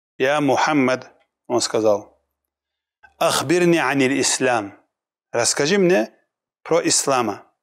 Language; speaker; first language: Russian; non-native, local second language; Kumyk